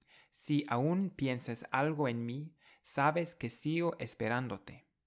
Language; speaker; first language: Spanish; non-native, fluent; English